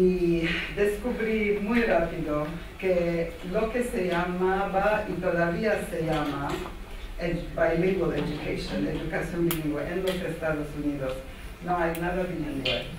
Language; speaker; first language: Spanish; non-native, fluent; Armenian